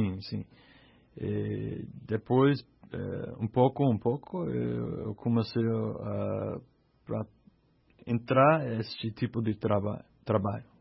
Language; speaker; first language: Portuguese; non-native, learner; English